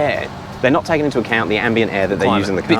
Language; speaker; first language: English; native; English